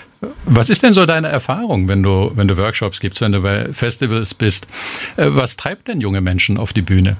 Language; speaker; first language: German; native; German